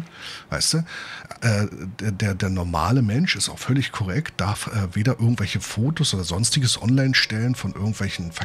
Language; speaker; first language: German; native; German